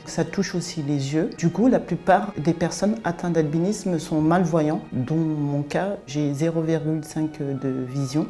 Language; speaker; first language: French; early bilingual, other home language; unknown